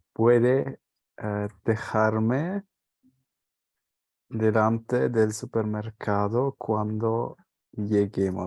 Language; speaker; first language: Spanish; non-native, learner; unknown